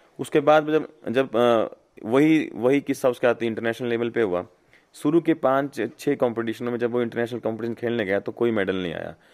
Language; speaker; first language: Hindi; native; Hindi